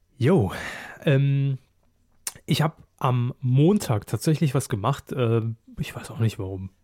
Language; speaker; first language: German; native; German